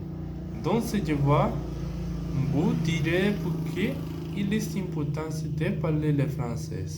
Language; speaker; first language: French; non-native, learner; Spanish